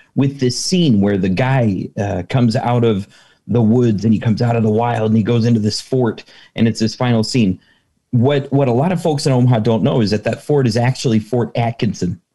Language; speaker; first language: English; native; English